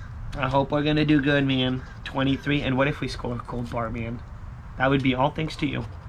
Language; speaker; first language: English; native; English